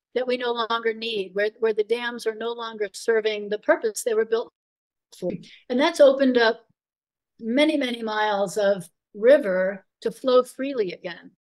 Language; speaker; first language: English; native; English